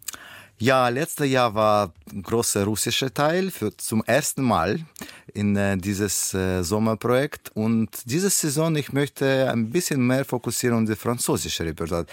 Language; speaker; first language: German; non-native, learner; Russian